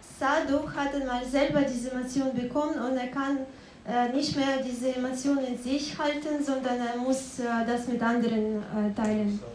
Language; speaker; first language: German; non-native, fluent; Russian